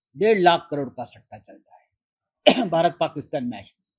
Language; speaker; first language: Hindi; non-native, local second language; Marathi